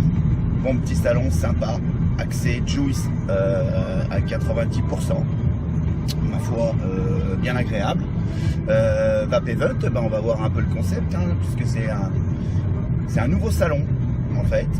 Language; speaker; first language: French; native; French